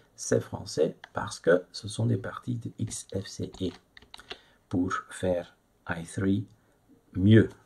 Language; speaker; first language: French; non-native, fluent; Dutch